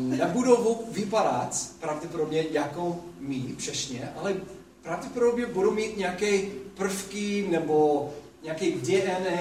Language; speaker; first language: Czech; non-native, fluent; English